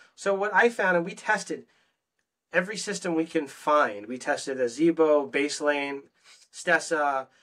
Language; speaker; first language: English; native; English